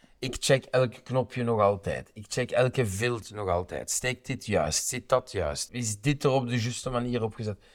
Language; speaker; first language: Dutch; native; Dutch